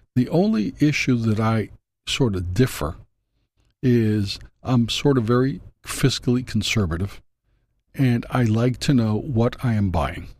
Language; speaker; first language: English; non-native, fluent; Spanish